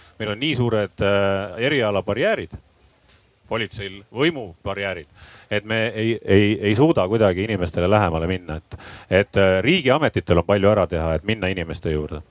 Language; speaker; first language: Estonian; native; Estonian